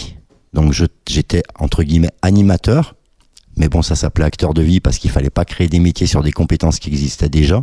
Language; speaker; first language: French; native; French